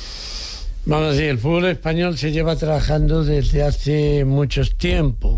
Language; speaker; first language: Spanish; native; Spanish